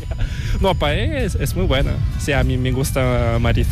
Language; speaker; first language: Spanish; non-native, fluent; Korean